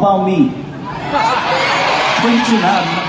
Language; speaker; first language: English; non-native, learner; Korean